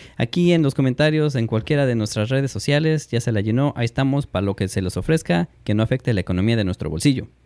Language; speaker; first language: Spanish; early bilingual, heritage; Spanish